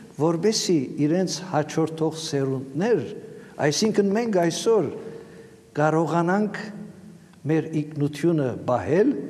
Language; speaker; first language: Armenian; native; Armenian